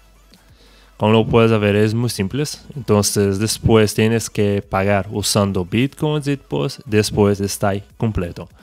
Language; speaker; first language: Spanish; non-native, fluent; Portuguese